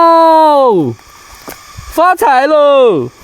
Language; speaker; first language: Chinese; native; Chinese